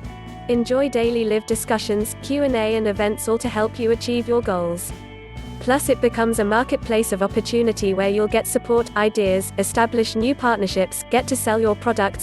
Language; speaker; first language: English; native; English